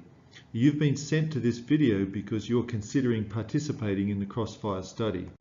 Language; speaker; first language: English; native; English